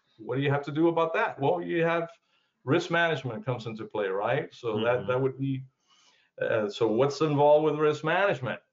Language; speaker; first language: English; early bilingual, other home language; Spanish